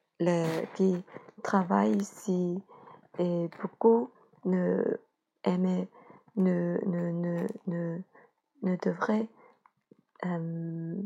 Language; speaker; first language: French; non-native, learner; Chinese